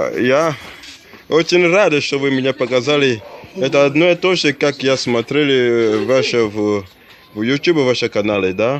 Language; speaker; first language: Russian; non-native, learner; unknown